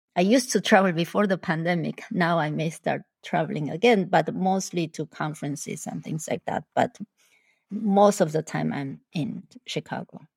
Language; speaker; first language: English; non-native, fluent; Spanish